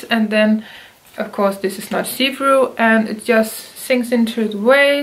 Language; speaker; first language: English; non-native, fluent; Danish